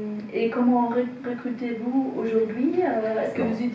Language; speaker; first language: French; non-native, fluent; German